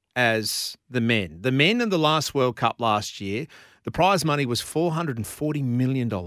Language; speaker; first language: English; native; English